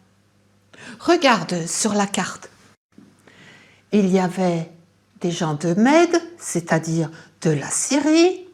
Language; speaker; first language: French; native; French